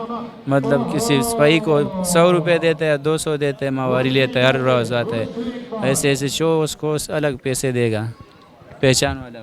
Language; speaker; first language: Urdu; non-native, local second language; Pashto